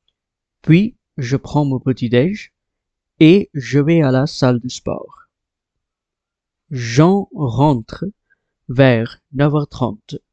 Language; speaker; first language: French; non-native, fluent; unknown